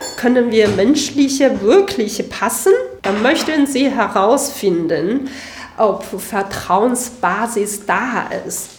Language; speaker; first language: German; non-native, fluent; Chinese